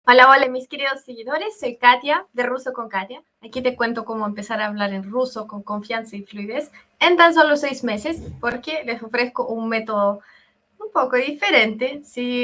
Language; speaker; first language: Spanish; non-native, fluent; Russian